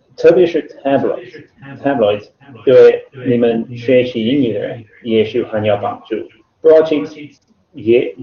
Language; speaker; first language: Chinese; non-native, fluent; English